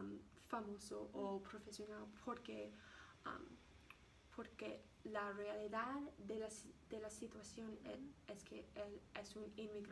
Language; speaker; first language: Spanish; non-native, learner; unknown